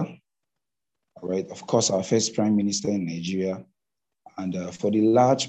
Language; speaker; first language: English; non-native, local second language; Hausa